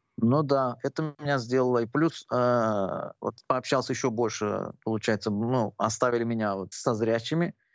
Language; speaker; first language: Russian; non-native, local second language; Azerbaijani